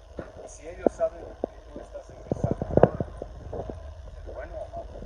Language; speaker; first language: Spanish; non-native, learner; English